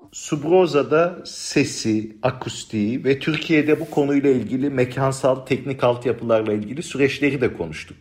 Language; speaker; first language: Turkish; native; Turkish